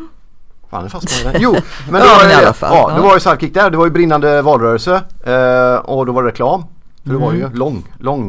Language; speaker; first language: Swedish; native; Swedish